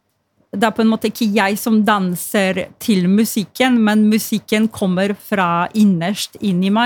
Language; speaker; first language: Norwegian; non-native, fluent; Polish